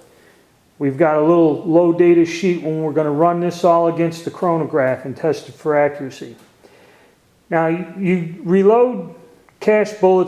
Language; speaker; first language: English; native; English